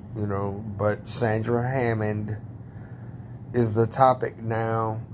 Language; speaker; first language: English; native; English